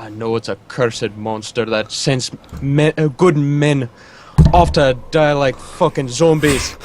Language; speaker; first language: English; native; English